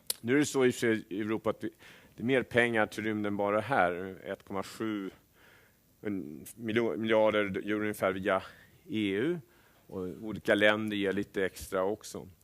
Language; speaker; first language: Swedish; native; Swedish